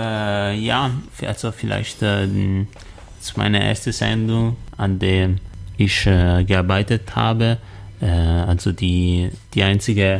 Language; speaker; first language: German; non-native, learner; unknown